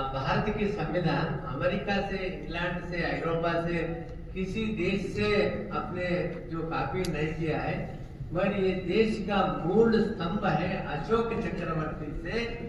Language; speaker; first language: Hindi; non-native, local second language; Telugu